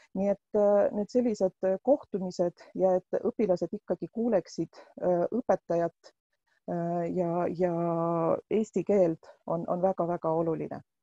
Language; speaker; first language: Estonian; non-native, local second language; Russian